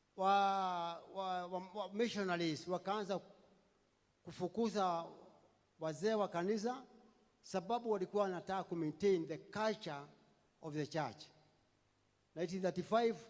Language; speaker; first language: Swahili; non-native, local second language; Kikuyu